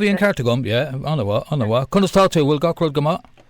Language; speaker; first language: Irish; non-native, local second language; English